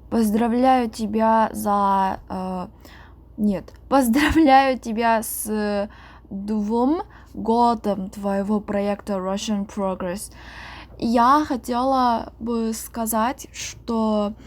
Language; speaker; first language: Russian; non-native, learner; Korean